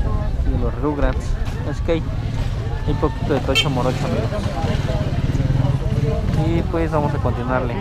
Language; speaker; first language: Spanish; native; Spanish